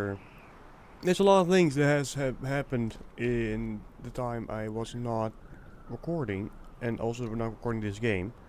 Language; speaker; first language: English; non-native, fluent; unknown